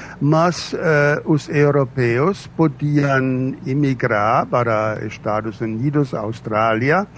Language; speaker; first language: Portuguese; non-native, fluent; German